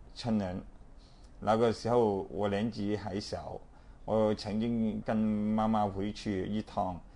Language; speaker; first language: Chinese; non-native, local second language; Cantonese